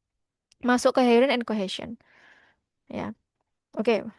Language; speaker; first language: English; non-native, fluent; Indonesian